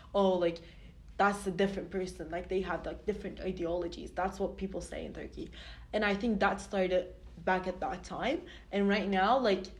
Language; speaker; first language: English; non-native, fluent; Turkish